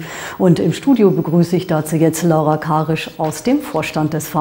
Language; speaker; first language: German; native; German